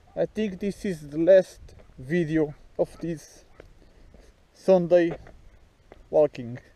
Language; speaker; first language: English; non-native, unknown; Portuguese